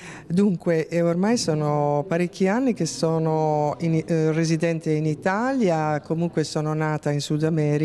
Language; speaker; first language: Italian; non-native, fluent; Spanish